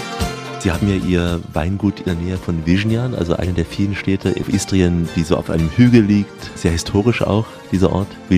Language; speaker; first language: German; native; German